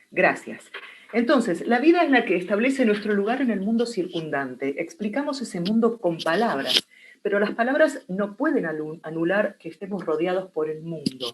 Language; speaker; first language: Spanish; native; Spanish